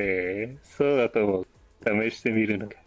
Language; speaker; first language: Japanese; non-native, learner; English